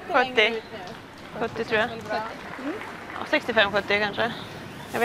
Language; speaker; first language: Swedish; native; Swedish